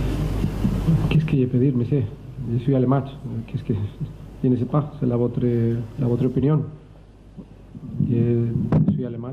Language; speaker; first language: French; non-native, learner; Spanish